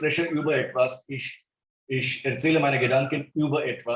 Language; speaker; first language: German; non-native, fluent; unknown